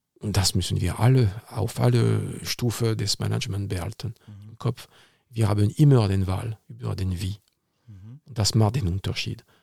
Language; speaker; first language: German; non-native, fluent; French